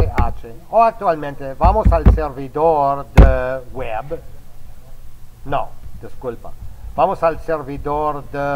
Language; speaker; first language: Spanish; non-native, fluent; English